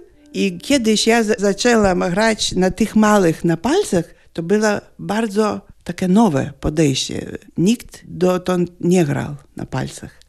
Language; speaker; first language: Polish; non-native, learner; Lithuanian